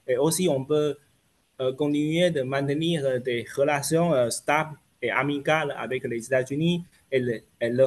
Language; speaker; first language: French; non-native, fluent; Chinese